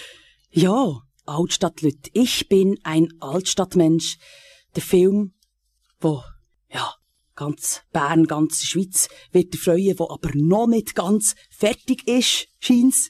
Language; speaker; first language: German; native; German